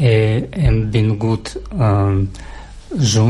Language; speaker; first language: Catalan; non-native, learner; Russian